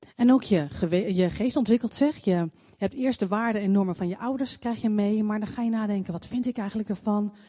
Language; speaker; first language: Dutch; native; Dutch